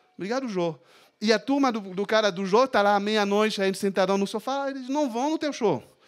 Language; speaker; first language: Portuguese; non-native, fluent; French